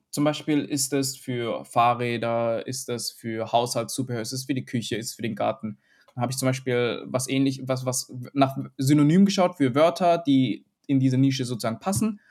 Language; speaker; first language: German; early bilingual, other home language; Vietnamese